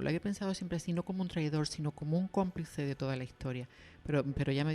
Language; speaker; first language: Spanish; native; Spanish